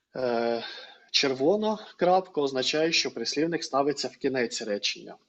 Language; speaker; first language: Ukrainian; non-native, local second language; Russian